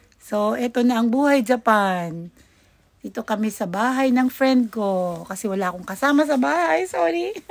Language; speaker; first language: Filipino; native; Filipino